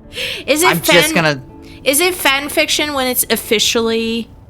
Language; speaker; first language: English; native; English